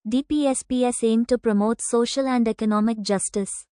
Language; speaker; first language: English; non-native, local second language; Tamil